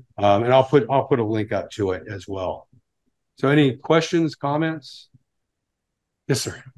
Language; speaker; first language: English; native; English